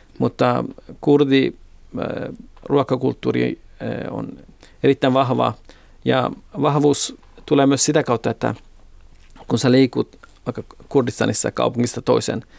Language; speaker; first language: Finnish; non-native, fluent; Kurdish